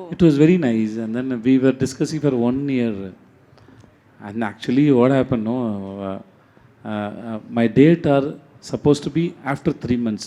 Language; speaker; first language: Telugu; non-native, learner; Tamil